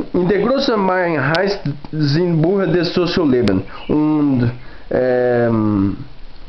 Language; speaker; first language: German; non-native, learner; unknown